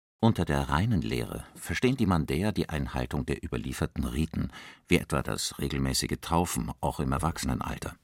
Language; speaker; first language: German; native; German